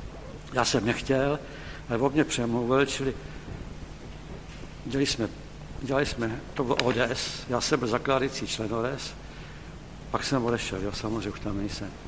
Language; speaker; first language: Czech; native; Czech